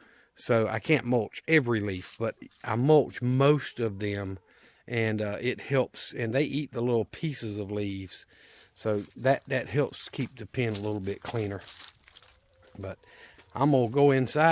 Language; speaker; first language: English; native; English